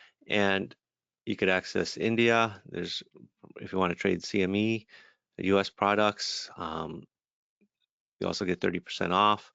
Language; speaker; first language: English; native; English